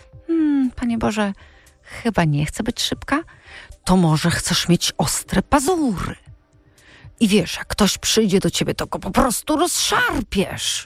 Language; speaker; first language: Polish; native; Polish